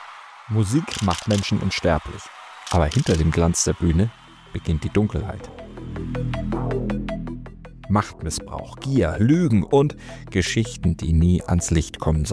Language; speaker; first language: German; native; German